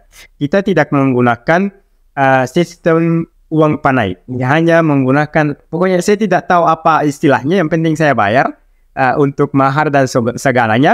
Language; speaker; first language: Indonesian; non-native, local second language; Arabic